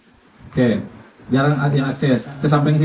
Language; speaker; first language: Indonesian; native; Indonesian